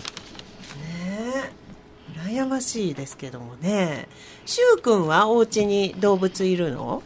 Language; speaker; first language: Japanese; native; Japanese